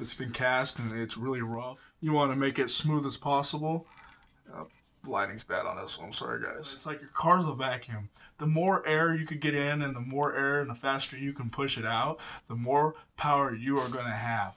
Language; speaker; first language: English; native; English